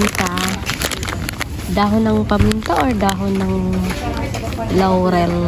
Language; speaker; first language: Filipino; native; Filipino